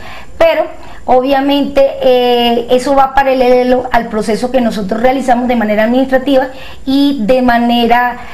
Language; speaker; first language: Spanish; native; Spanish